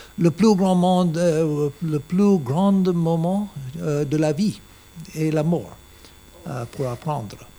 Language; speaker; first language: French; non-native, learner; English